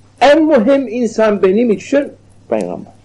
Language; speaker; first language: Turkish; non-native, learner; Arabic